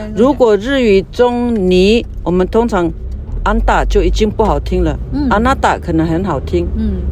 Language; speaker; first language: Chinese; non-native, local second language; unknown